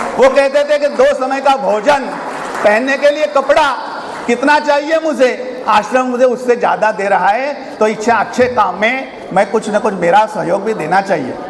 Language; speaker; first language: Hindi; non-native, local second language; Marathi